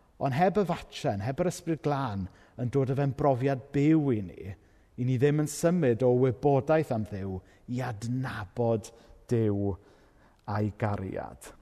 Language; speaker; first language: Welsh; native; Welsh